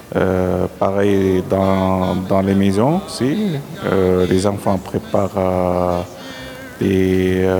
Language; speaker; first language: French; non-native, fluent; Arabic